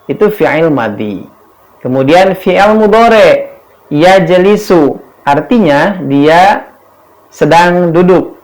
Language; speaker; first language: Indonesian; native; Indonesian